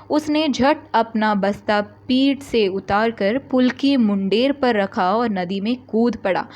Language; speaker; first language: Hindi; non-native, local second language; Malayalam